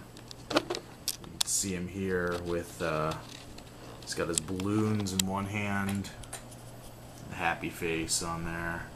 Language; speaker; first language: English; native; English